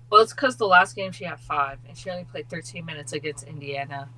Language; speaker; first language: English; native; English